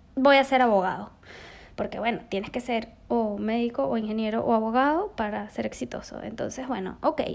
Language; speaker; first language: Spanish; native; Spanish